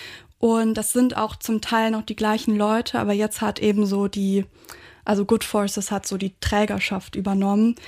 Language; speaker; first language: German; native; German